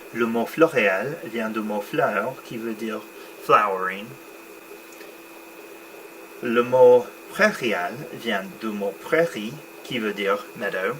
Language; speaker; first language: French; non-native, learner; English